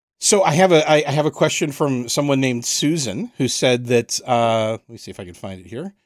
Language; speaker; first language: English; native; English